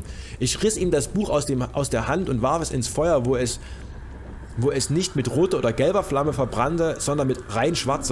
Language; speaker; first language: German; native; German